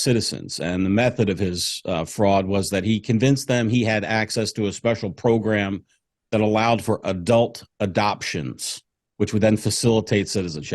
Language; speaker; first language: English; native; English